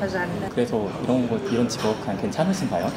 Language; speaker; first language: Korean; native; Korean